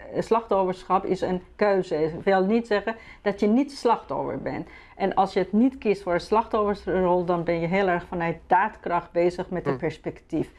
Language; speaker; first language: Dutch; non-native, fluent; Persian